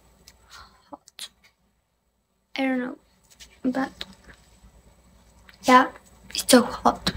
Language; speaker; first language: English; non-native, learner; Spanish